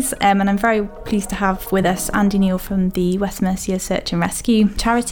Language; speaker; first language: English; native; English